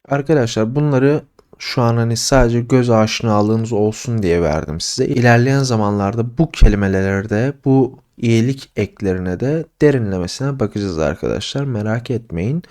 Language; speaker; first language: Turkish; native; Turkish